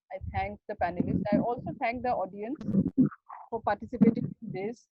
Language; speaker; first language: English; non-native, local second language; Assamese